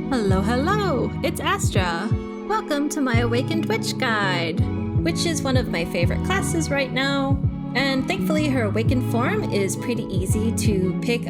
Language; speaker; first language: English; native; English